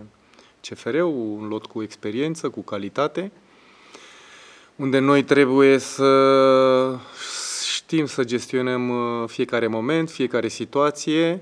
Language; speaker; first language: Romanian; non-native, fluent; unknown